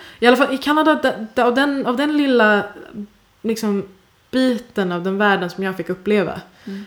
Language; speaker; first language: Swedish; early bilingual, other home language; Persian